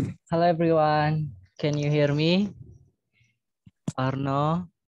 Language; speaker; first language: English; non-native, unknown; Indonesian